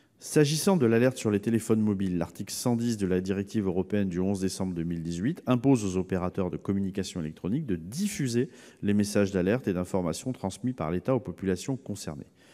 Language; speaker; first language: French; native; French